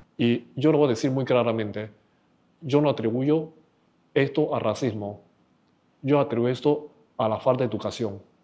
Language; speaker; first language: Spanish; non-native, fluent; Chinese